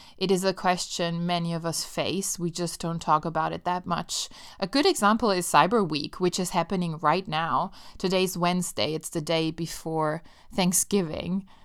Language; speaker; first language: English; non-native, fluent; Italian